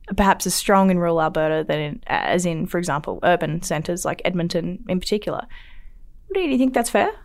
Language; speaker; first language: English; native; English